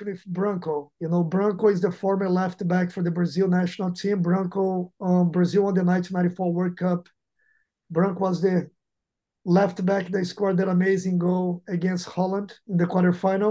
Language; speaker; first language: English; non-native, fluent; Portuguese